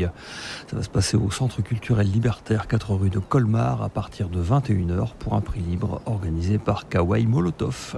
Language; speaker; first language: French; native; French